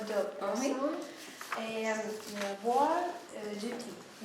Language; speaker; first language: French; non-native, learner; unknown